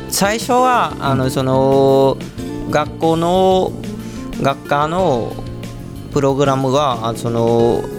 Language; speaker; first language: Japanese; non-native, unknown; Vietnamese